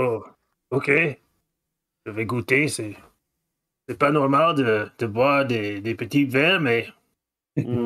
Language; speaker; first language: French; non-native, fluent; English